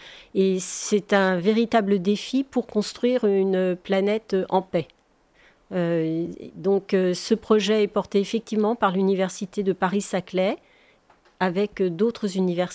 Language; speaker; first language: French; native; French